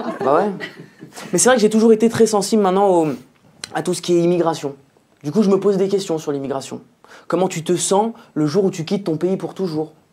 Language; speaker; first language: French; native; French